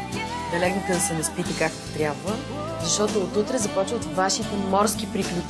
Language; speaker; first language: Bulgarian; native; Bulgarian